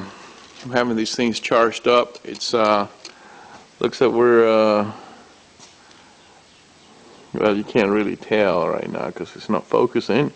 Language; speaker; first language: English; native; English